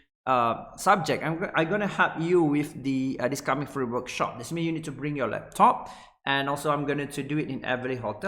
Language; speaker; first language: English; non-native, local second language; Malay